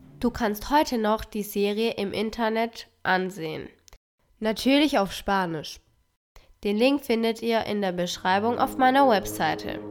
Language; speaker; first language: German; non-native, fluent; Spanish